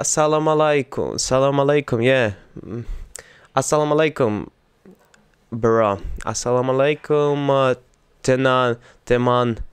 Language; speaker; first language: Indonesian; non-native, learner; Russian